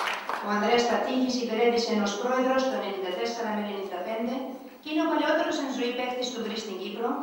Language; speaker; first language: Greek; native; Greek